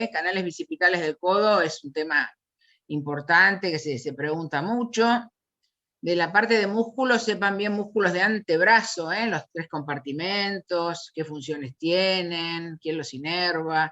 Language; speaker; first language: Spanish; native; Spanish